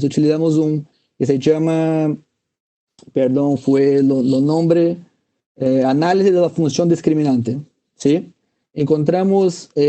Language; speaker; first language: Spanish; non-native, fluent; Portuguese